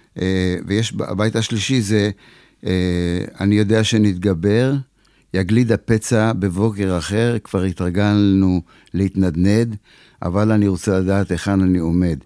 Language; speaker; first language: Hebrew; early bilingual, other home language; Polish